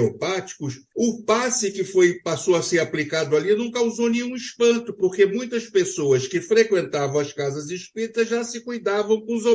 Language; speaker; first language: Portuguese; native; Portuguese